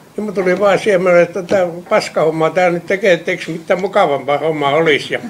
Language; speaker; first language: Finnish; native; Finnish